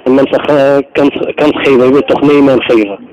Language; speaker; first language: Dutch; non-native, learner; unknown